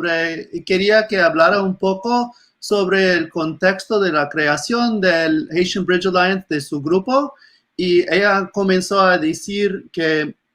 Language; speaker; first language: Spanish; non-native, fluent; English